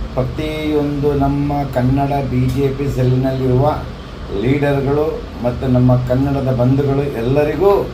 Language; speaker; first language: Kannada; non-native, local second language; Lambadi